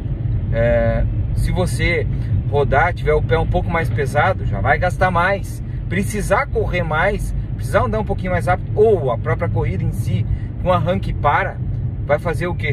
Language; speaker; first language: Portuguese; native; Portuguese